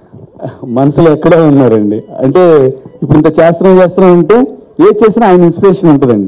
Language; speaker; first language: Telugu; native; Telugu